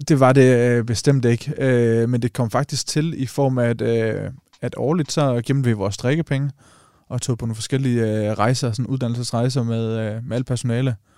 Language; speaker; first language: Danish; native; Danish